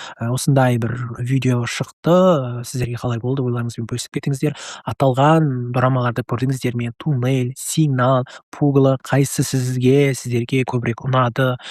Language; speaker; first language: Kazakh; native; Kazakh